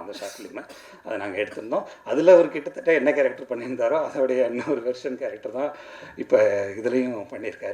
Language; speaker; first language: Tamil; native; Tamil